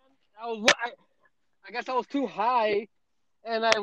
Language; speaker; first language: English; non-native, fluent; Spanish